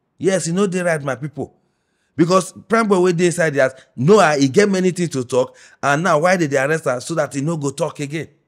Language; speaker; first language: Nigerian Pidgin; non-native, local second language; Yoruba